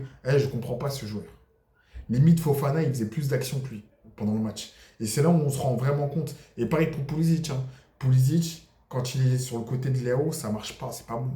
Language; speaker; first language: French; native; French